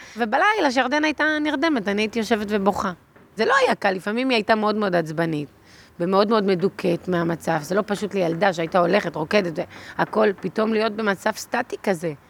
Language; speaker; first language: Hebrew; native; Hebrew